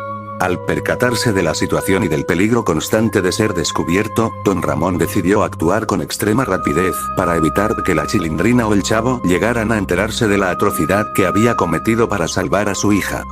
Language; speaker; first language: Spanish; native; Spanish